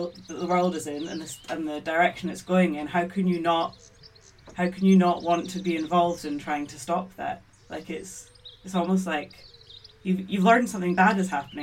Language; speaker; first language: English; native; English